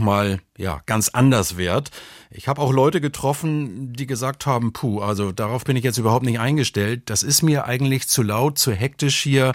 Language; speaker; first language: German; native; German